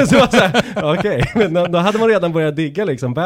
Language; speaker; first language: Swedish; native; Swedish